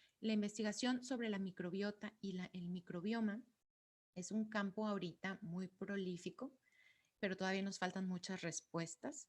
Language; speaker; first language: Spanish; native; Spanish